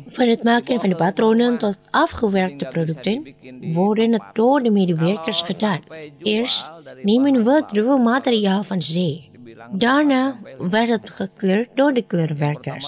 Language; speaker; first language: Dutch; non-native, fluent; Indonesian